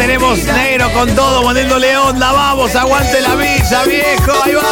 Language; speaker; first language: Spanish; native; Spanish